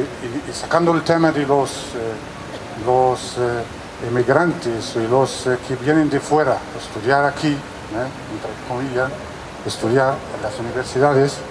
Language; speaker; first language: Spanish; non-native, fluent; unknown